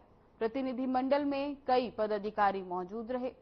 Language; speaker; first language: Hindi; native; Hindi